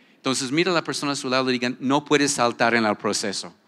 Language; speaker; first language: Spanish; non-native, fluent; English